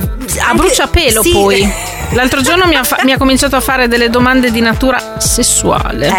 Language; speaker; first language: Italian; native; Italian